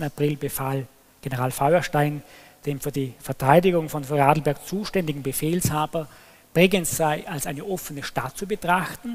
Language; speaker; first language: German; native; German